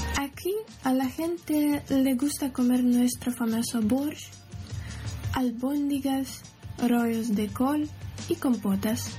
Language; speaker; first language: Spanish; non-native, fluent; Ukrainian